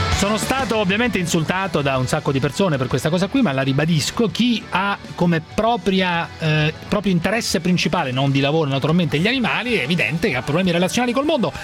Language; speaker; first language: Italian; native; Italian